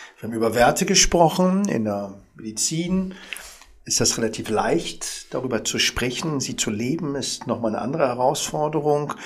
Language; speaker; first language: German; early bilingual, other home language; Arabic